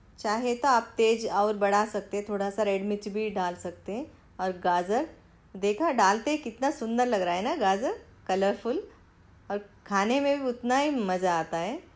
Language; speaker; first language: Hindi; non-native, local second language; Telugu